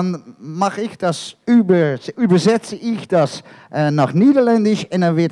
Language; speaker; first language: German; non-native, learner; Dutch